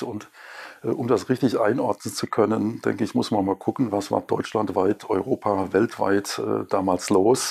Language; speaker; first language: German; native; German